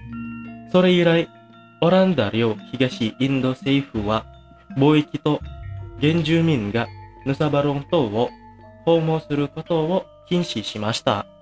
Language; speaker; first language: Japanese; non-native, fluent; Indonesian